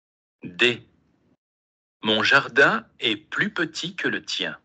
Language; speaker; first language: French; non-native, learner; Spanish